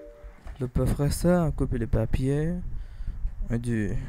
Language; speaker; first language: French; non-native, learner; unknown